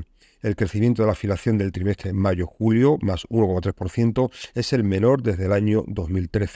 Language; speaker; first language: Spanish; native; Spanish